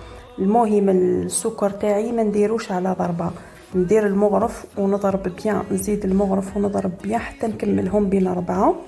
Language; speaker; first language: Arabic; native; Arabic